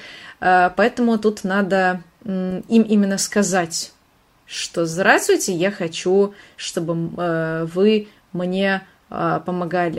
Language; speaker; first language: Russian; non-native, fluent; Hungarian